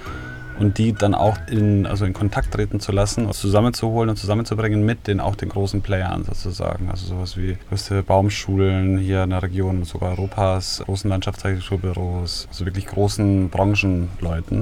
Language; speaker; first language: German; native; German